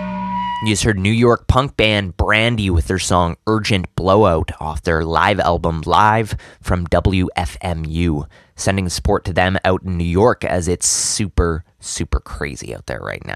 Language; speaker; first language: English; native; English